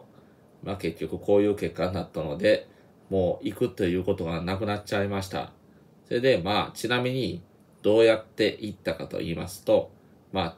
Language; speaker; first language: Japanese; native; Japanese